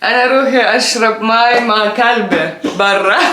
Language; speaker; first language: Arabic; non-native, learner; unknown